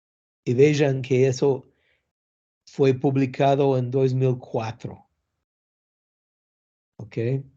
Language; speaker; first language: Portuguese; non-native, learner; English